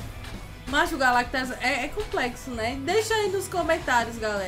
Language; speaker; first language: Portuguese; native; Portuguese